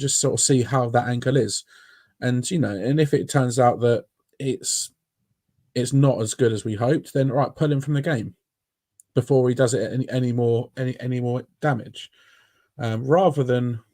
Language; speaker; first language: English; native; English